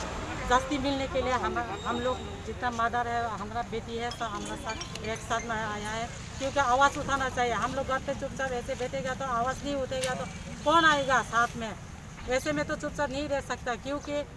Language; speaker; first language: Hindi; non-native, local second language; Kok Borok